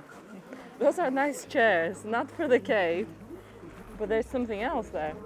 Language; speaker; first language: English; non-native, fluent; French